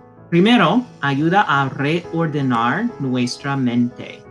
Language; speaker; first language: Spanish; non-native, fluent; English